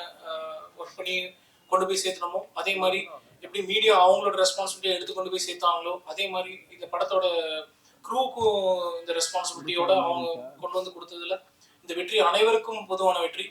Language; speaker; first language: Tamil; native; Tamil